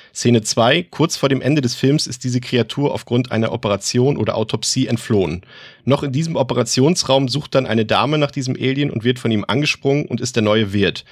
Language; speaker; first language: German; native; German